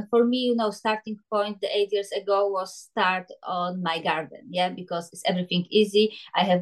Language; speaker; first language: English; non-native, learner; Polish